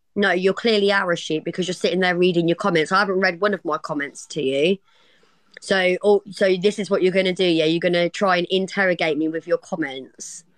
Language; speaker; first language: English; native; English